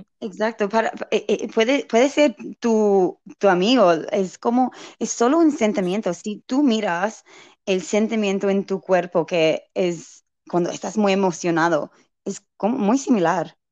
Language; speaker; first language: Spanish; non-native, learner; English